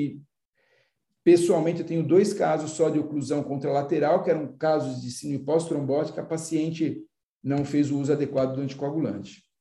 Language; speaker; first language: Portuguese; native; Portuguese